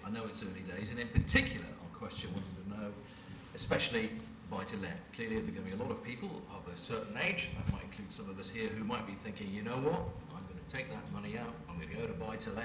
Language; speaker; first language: English; native; English